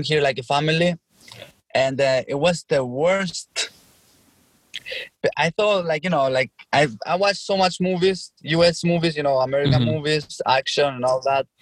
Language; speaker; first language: English; non-native, fluent; Albanian